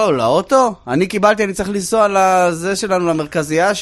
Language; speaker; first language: Hebrew; native; Hebrew